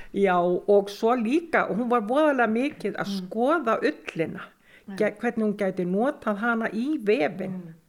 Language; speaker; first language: Icelandic; native; Icelandic